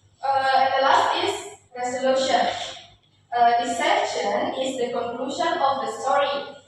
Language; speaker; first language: English; non-native, learner; Indonesian